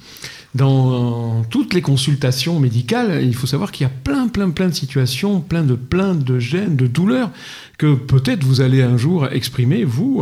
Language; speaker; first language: French; native; French